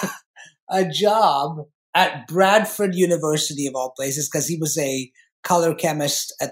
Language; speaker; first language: English; native; English